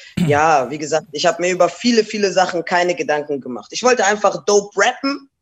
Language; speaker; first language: German; early bilingual, other home language; Portuguese